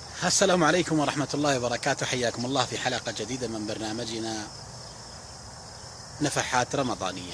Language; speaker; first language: Arabic; native; Arabic